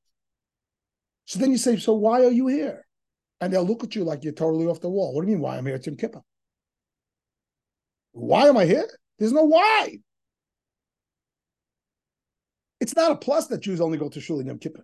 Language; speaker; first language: English; native; English